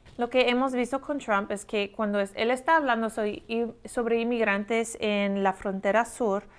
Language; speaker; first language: Spanish; non-native, fluent; English